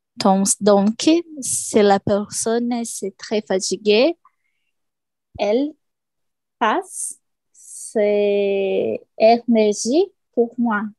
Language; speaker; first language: French; non-native, learner; Portuguese